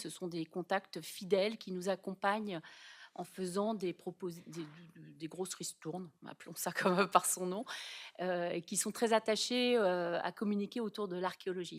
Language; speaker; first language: French; native; French